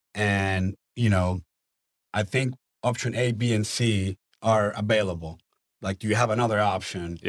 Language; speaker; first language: English; non-native, fluent; Spanish